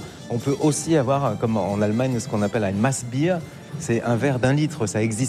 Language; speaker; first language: French; native; French